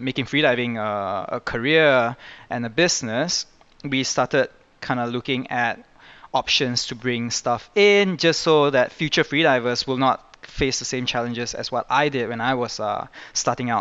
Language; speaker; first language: English; native; English